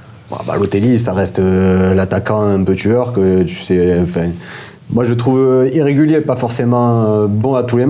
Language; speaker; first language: French; native; French